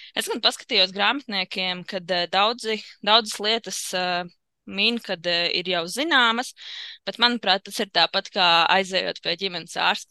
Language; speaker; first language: Latvian; native; Latvian